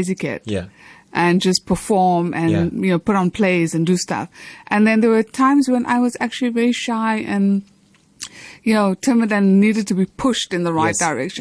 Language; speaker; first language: English; native; English